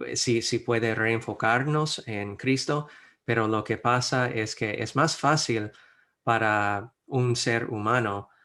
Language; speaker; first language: Spanish; non-native, fluent; English